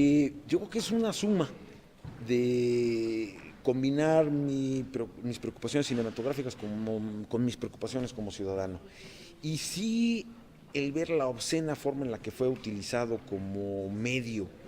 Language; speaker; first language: Spanish; native; Spanish